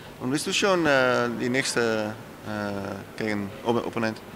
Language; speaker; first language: German; non-native, learner; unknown